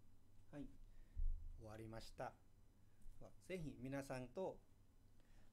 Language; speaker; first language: Japanese; non-native, fluent; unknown